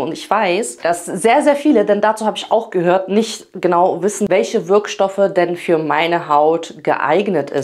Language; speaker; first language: German; early bilingual, other home language; Polish